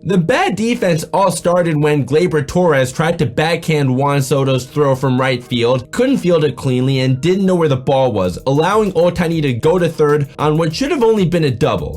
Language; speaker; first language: English; native; English